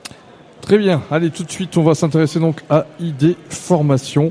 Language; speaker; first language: French; native; French